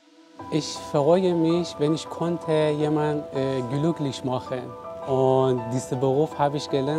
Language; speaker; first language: German; non-native, learner; Persian